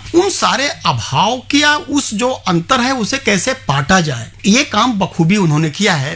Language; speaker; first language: Hindi; native; Hindi